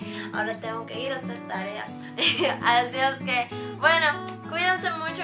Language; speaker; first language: Spanish; early bilingual, heritage; Spanish